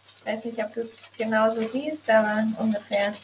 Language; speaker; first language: German; native; German